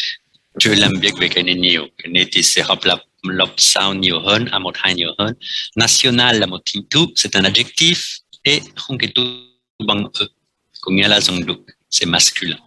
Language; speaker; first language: Vietnamese; non-native, fluent; French